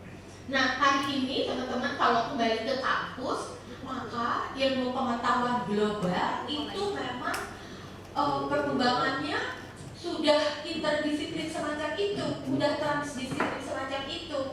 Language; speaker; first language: Indonesian; native; Indonesian